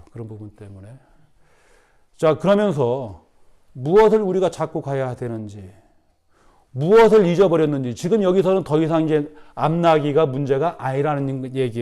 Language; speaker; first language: Korean; native; Korean